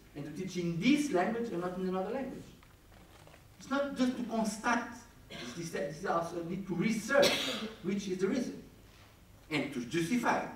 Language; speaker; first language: English; non-native, fluent; Portuguese